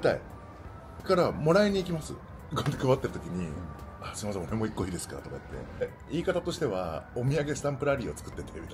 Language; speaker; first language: Japanese; native; Japanese